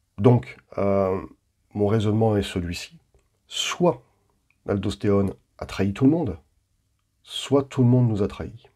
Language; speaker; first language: French; native; French